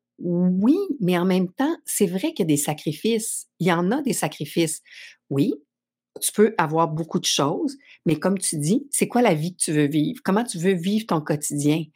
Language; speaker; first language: French; native; French